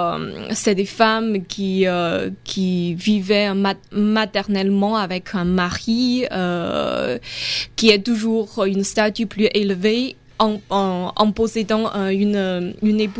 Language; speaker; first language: French; non-native, fluent; Chinese